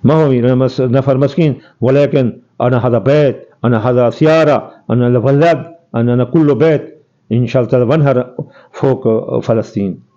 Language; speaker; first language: Arabic; non-native, learner; Urdu